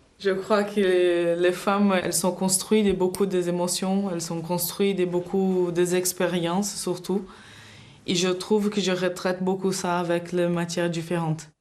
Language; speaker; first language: French; non-native, fluent; Portuguese